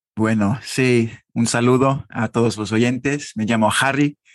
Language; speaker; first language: Spanish; non-native, fluent; English